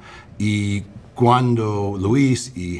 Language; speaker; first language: Spanish; early bilingual, heritage; English